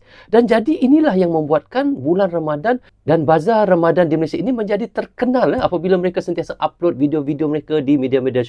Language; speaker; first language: Malay; native; Malay